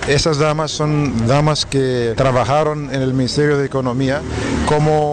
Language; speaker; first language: Spanish; non-native, fluent; Greek